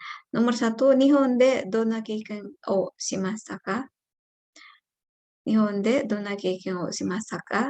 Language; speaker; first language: Japanese; non-native, fluent; Indonesian